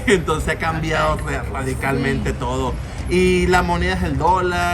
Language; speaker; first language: Spanish; native; Spanish